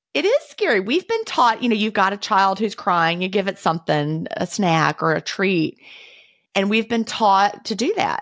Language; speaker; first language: English; native; English